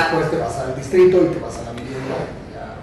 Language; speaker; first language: Spanish; native; Spanish